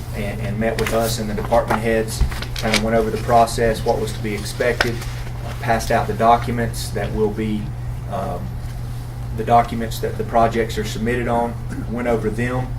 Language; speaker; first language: English; native; English